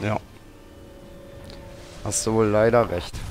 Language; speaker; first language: German; native; German